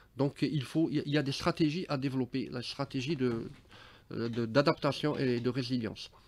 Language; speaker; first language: French; non-native, local second language; Arabic